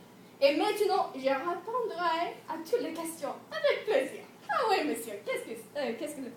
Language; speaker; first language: French; non-native, learner; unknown